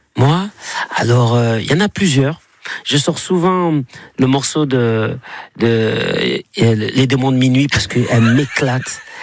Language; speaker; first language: French; native; French